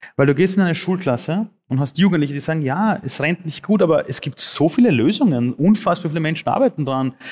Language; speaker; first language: German; early bilingual, other home language; Persian